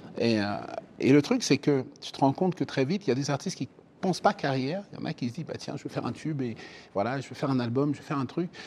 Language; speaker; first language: French; early bilingual, other home language; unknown